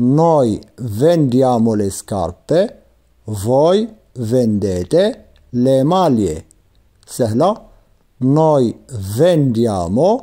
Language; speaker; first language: Italian; non-native, fluent; Arabic